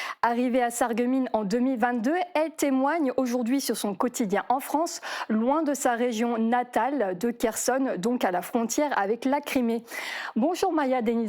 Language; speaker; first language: French; native; French